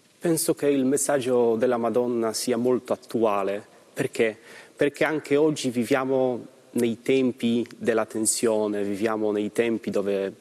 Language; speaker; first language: Italian; non-native, fluent; Polish